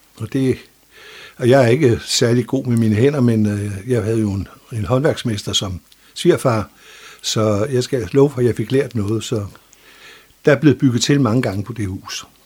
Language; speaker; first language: Danish; native; Danish